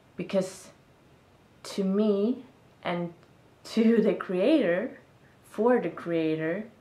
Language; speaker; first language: English; non-native, fluent; Swedish